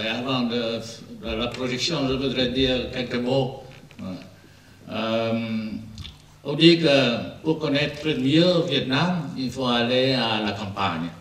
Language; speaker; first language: French; non-native, learner; Vietnamese